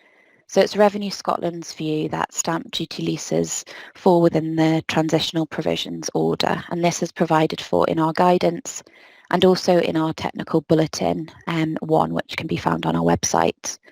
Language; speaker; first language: English; native; English